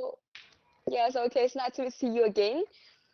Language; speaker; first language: English; non-native, fluent; Vietnamese